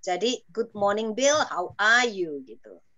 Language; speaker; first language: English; non-native, fluent; Indonesian